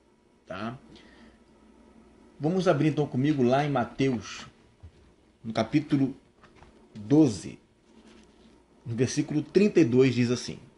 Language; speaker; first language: Portuguese; native; Portuguese